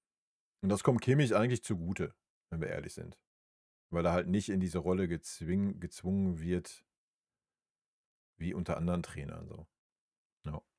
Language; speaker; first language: German; native; German